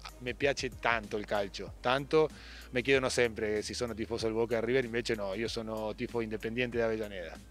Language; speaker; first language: Italian; non-native, fluent; Spanish